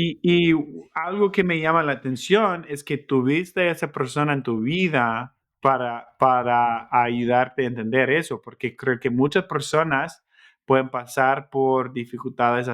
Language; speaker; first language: Spanish; non-native, fluent; English